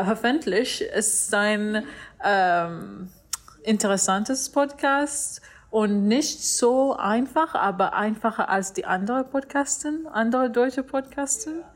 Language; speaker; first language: German; non-native, learner; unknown